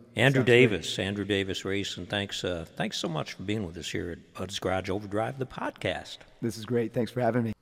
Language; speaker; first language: English; native; English